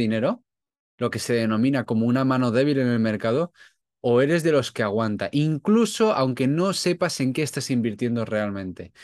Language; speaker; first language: Spanish; native; Spanish